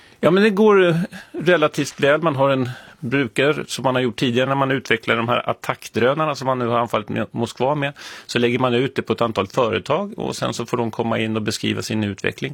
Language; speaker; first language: Swedish; native; Swedish